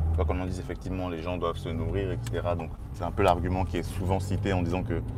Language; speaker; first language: French; native; French